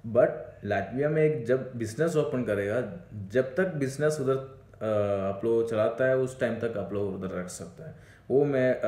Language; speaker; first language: Hindi; non-native, local second language; Malayalam